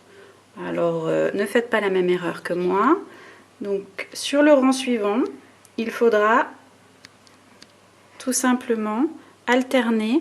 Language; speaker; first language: French; native; French